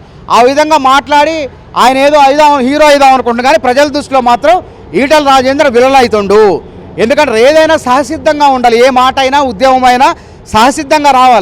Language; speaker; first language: Telugu; native; Telugu